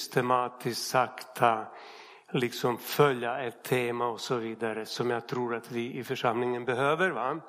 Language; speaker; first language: Swedish; non-native, fluent; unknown